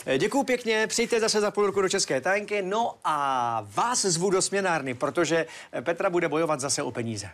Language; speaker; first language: Czech; native; Czech